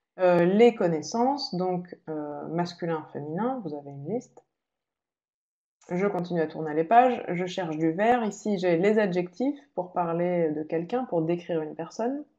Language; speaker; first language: French; native; French